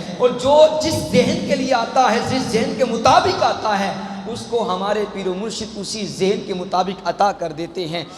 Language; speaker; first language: Urdu; non-native, local second language; Punjabi